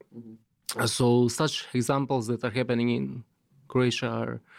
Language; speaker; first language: English; non-native, fluent; Macedonian